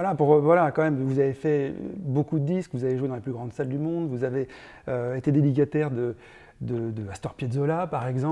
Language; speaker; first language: French; native; French